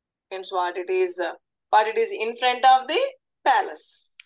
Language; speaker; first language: English; non-native, local second language; Telugu